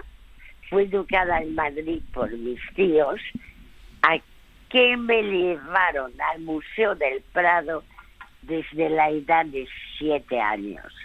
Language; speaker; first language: Spanish; early bilingual, other home language; French